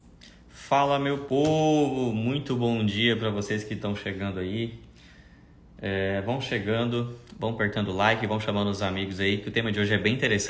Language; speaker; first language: Portuguese; native; Portuguese